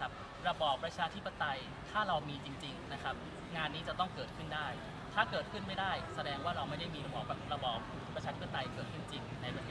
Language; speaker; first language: Thai; native; Thai